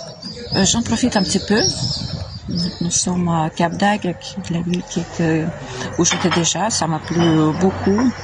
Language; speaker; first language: French; non-native, fluent; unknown